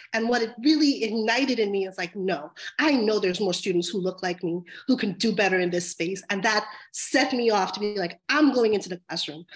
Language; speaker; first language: English; native; English